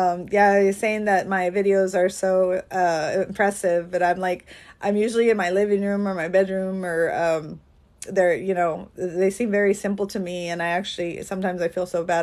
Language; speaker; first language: English; early bilingual, other home language; Spanish